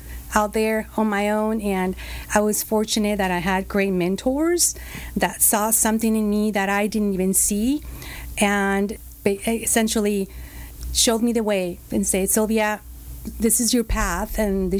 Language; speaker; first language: English; non-native, fluent; Spanish